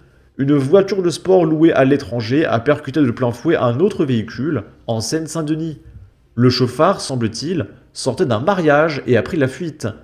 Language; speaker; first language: French; native; French